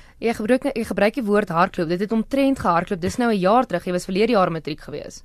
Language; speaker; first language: Afrikaans; native; Afrikaans